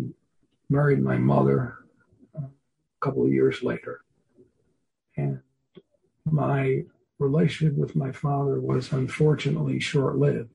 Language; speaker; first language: English; native; English